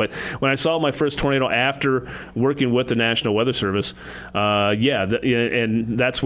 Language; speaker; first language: English; native; English